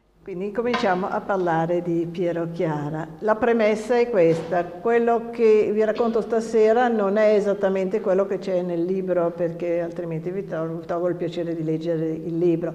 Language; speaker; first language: Italian; native; Italian